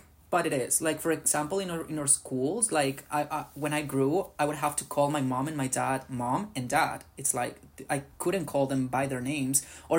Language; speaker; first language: English; non-native, fluent; Spanish